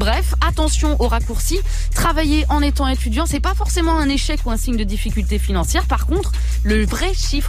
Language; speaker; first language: French; native; French